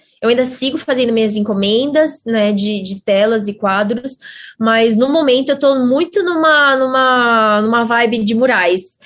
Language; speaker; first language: Portuguese; native; Portuguese